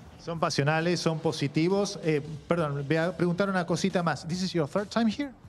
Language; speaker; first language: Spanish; native; Spanish